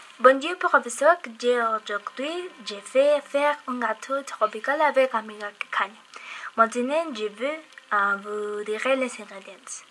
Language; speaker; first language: French; non-native, learner; Spanish